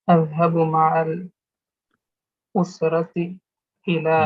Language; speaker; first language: Arabic; non-native, learner; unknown